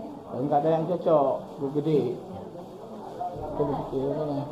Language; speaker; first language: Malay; non-native, learner; Arabic